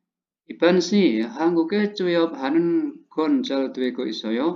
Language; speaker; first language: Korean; non-native, fluent; Indonesian